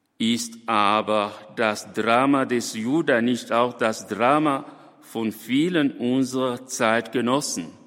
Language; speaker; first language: German; non-native, fluent; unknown